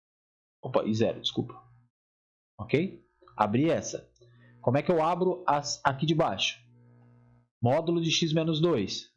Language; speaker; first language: Portuguese; native; Portuguese